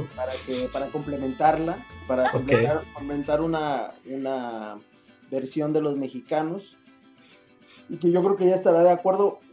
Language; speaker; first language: Spanish; native; Spanish